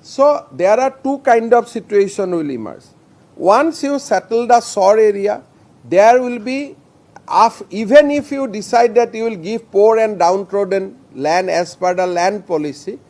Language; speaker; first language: English; non-native, local second language; Assamese